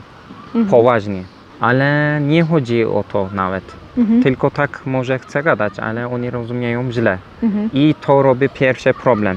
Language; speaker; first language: Polish; non-native, learner; Turkish